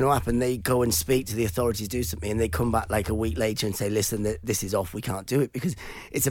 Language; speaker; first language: English; non-native, local second language; Persian